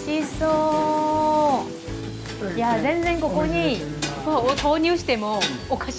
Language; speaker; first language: Japanese; non-native, fluent; Vietnamese